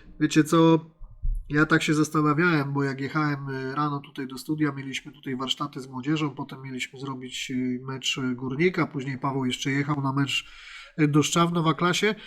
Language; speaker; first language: Polish; native; Polish